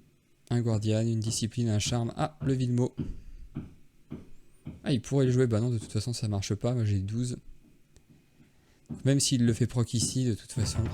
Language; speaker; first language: French; native; French